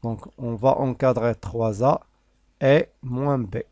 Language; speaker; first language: French; non-native, local second language; Arabic